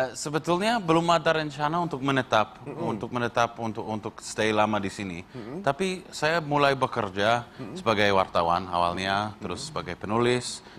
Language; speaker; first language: Indonesian; non-native, fluent; English